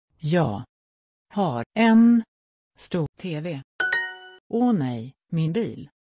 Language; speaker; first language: Swedish; non-native, learner; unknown